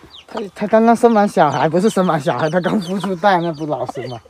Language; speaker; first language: Chinese; native; Chinese